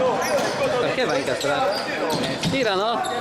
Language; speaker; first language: Italian; native; Italian